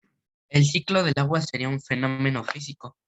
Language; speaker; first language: Spanish; native; Spanish